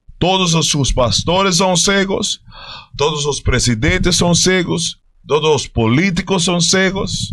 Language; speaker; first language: Portuguese; non-native, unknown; Spanish